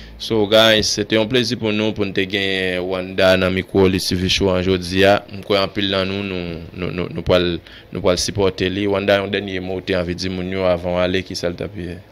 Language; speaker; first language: Haitian Creole; native; Haitian Creole